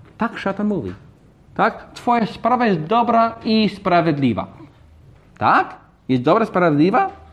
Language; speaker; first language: Polish; non-native, fluent; English